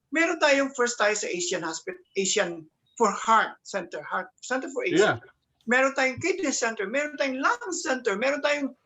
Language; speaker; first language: Filipino; native; Filipino